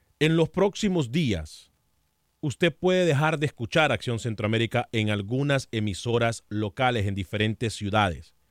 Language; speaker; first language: Spanish; native; Spanish